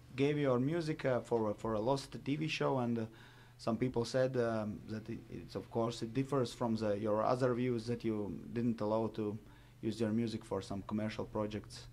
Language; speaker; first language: English; non-native, fluent; Latvian